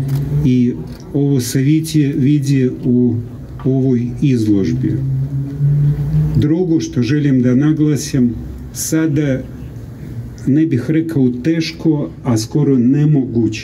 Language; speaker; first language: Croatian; non-native, fluent; Russian